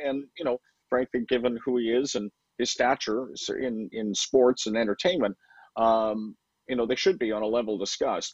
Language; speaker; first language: English; native; English